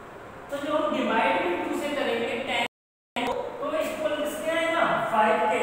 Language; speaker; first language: Hindi; native; Hindi